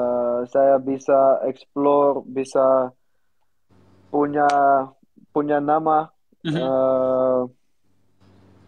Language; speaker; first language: Indonesian; non-native, learner; Dutch